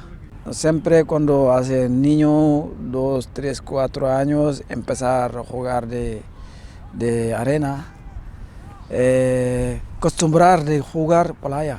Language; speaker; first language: Spanish; non-native, learner; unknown